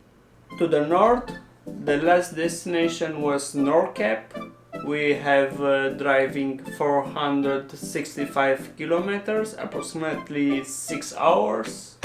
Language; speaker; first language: English; non-native, learner; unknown